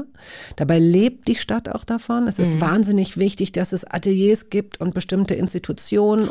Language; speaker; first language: German; native; German